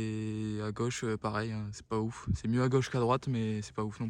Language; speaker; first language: French; native; French